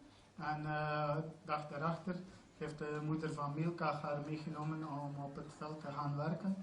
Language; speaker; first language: Dutch; non-native, fluent; Croatian